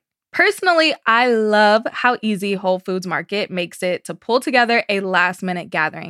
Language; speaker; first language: English; native; English